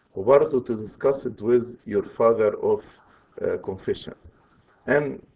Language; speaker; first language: English; non-native, fluent; Arabic